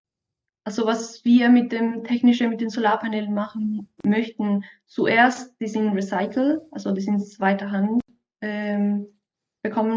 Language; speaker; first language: German; non-native, fluent; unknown